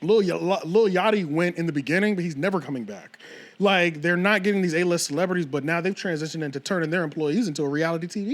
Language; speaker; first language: English; native; English